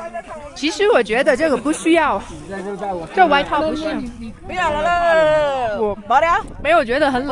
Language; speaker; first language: Chinese; non-native, learner; Vietnamese